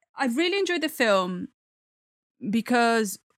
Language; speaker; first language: English; non-native, fluent; Italian